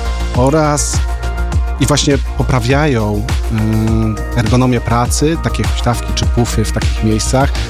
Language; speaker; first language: Polish; native; Polish